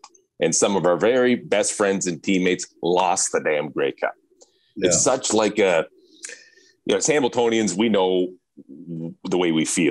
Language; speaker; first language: English; native; English